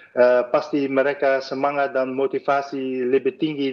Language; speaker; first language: Indonesian; non-native, fluent; Dutch